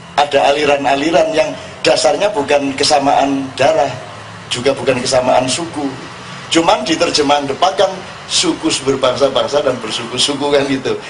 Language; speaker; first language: Indonesian; non-native, local second language; Javanese